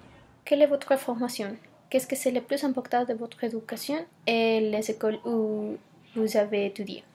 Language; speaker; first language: French; non-native, learner; Spanish